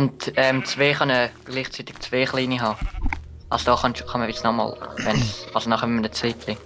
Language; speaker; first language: German; native; German